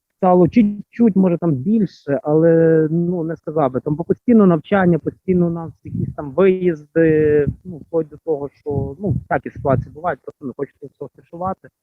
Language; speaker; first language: Ukrainian; native; Ukrainian